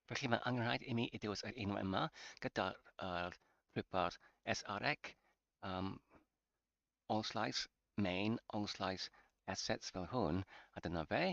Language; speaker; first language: Welsh; non-native, learner; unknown